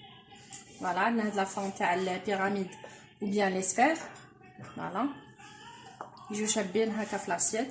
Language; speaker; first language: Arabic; native; Arabic